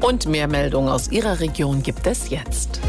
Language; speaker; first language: German; native; German